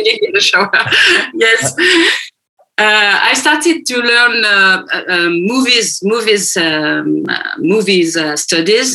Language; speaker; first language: English; non-native, fluent; French